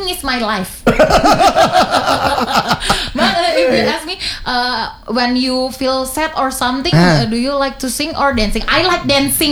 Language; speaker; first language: English; non-native, learner; Indonesian